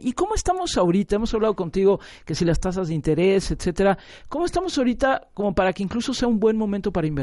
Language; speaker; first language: Spanish; native; Spanish